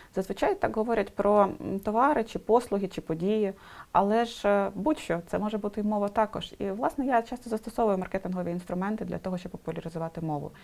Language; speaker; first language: Ukrainian; non-native, local second language; Russian